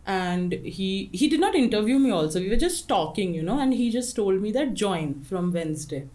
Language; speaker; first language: English; non-native, local second language; Hindi